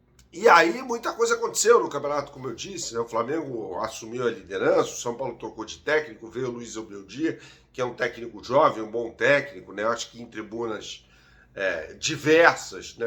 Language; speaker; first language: Portuguese; native; Portuguese